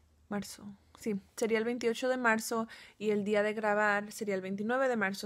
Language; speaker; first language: Spanish; early bilingual, heritage; Spanish